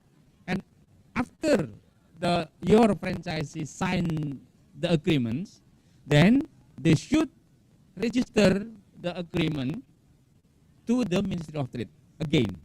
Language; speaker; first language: English; non-native, fluent; Indonesian